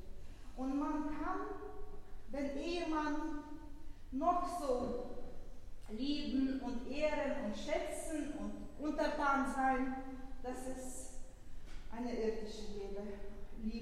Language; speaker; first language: German; non-native, fluent; Russian